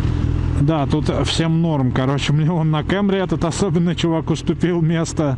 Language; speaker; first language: Russian; native; Russian